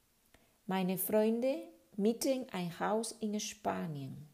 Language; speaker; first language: German; non-native, fluent; Spanish